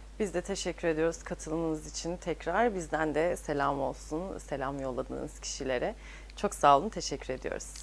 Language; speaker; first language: Turkish; native; Turkish